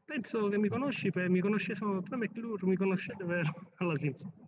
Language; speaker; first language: Italian; native; Italian